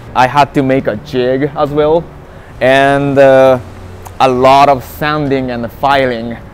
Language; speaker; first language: English; non-native, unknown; Japanese